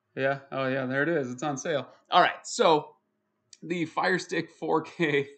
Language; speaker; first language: English; native; English